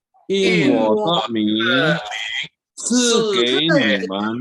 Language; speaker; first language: Chinese; early bilingual, heritage; Chinese